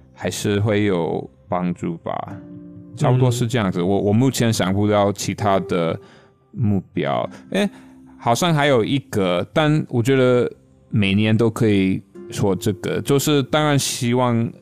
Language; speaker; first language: Chinese; non-native, fluent; English